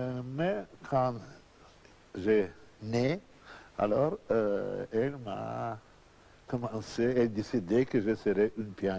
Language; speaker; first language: French; non-native, learner; Russian